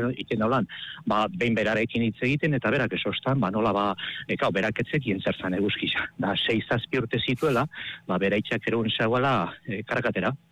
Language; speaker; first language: Basque; native; Basque